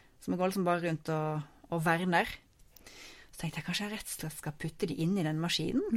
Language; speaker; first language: Norwegian; native; Norwegian